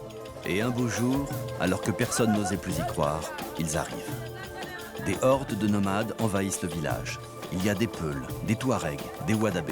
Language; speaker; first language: French; native; French